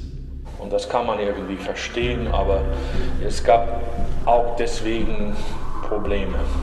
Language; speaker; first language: German; non-native, fluent; English